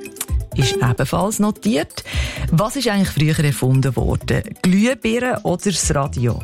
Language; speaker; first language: German; native; German